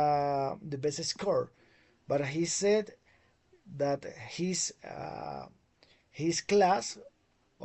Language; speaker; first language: English; non-native, fluent; Spanish